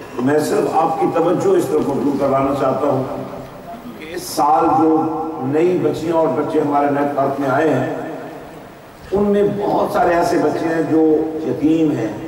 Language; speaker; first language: Urdu; non-native, local second language; Punjabi